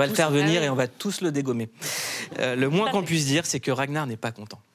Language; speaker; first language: French; native; French